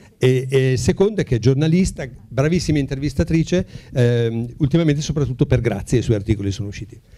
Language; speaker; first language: Italian; native; Italian